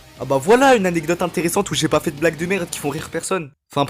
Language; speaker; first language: French; native; French